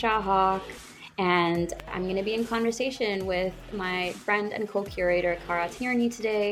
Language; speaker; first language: English; non-native, local second language; Bangla